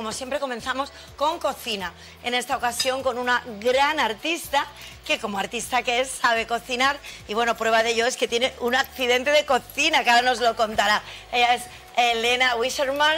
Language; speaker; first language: Spanish; native; Spanish